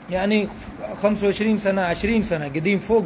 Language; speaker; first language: Arabic; non-native, learner; Urdu